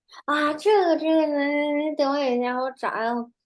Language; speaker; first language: Chinese; early bilingual, heritage; Chinese